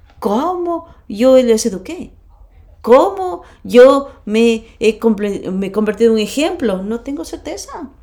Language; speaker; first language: Spanish; non-native, fluent; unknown